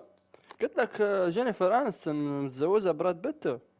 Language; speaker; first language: Arabic; native; Arabic